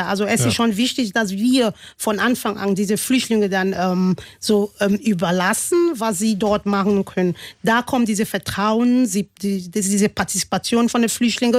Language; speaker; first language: German; non-native, fluent; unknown